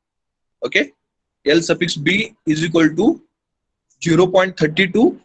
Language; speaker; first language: English; non-native, local second language; Hindi